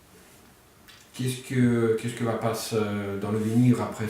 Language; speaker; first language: French; non-native, learner; Russian